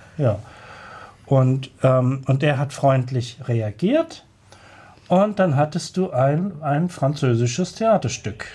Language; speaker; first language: German; native; German